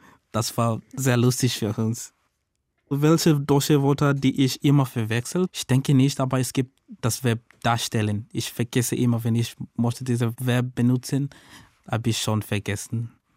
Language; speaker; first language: German; non-native, learner; Swahili